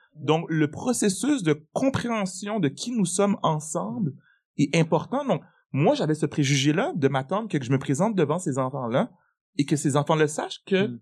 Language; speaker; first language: French; native; French